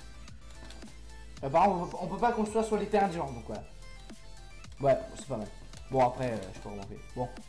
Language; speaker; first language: French; native; French